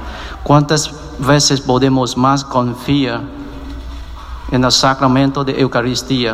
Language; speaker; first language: Spanish; non-native, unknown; Vietnamese